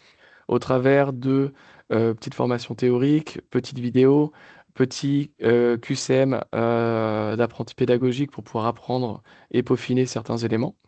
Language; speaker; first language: French; native; French